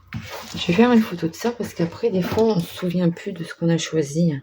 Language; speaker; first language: French; native; French